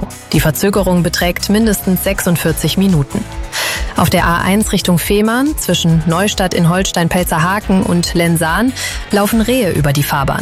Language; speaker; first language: German; native; German